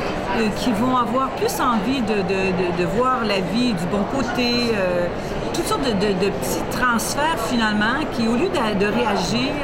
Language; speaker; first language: French; native; French